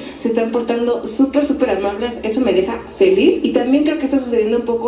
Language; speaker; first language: Spanish; native; Spanish